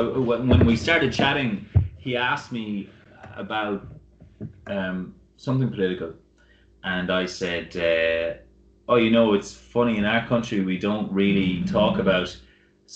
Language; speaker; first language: English; native; English